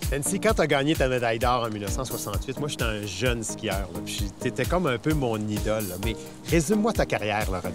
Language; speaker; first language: French; native; French